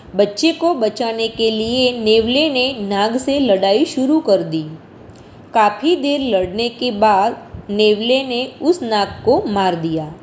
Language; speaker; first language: Hindi; non-native, local second language; Gujarati